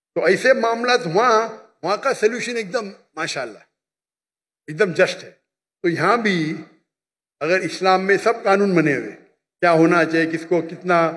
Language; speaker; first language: Urdu; non-native, local second language; Konkani